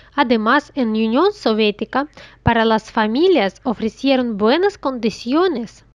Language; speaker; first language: Spanish; non-native, learner; Russian